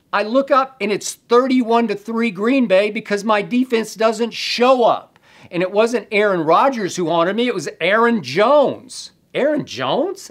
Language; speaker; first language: English; native; English